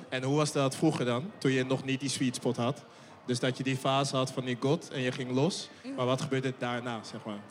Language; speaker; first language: Dutch; early bilingual, other home language; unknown